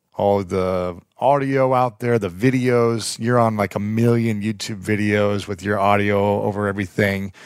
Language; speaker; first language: English; native; English